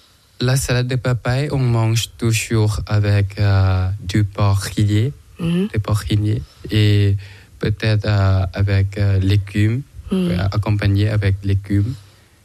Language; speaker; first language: French; non-native, learner; Thai